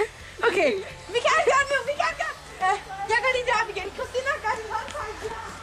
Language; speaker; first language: Danish; native; Danish